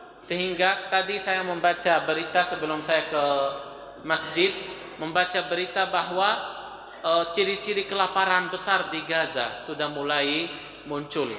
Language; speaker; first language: Indonesian; non-native, fluent; Arabic